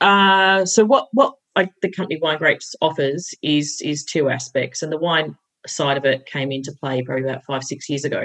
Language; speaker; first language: English; native; English